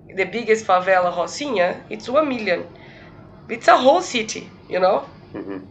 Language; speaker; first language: English; non-native, fluent; Portuguese